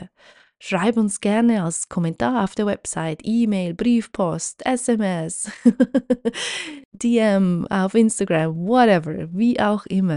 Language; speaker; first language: German; native; German